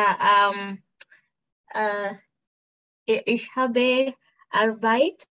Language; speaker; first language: German; non-native, learner; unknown